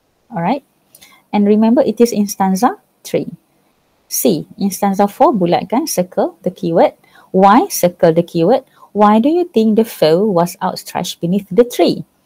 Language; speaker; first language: English; non-native, local second language; Malay